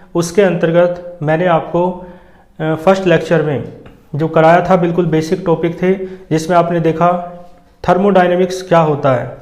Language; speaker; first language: Hindi; native; Hindi